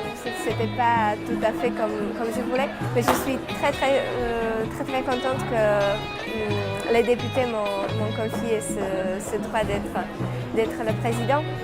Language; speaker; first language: French; non-native, fluent; Slovak